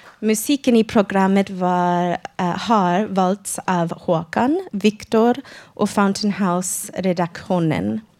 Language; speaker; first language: Swedish; non-native, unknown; English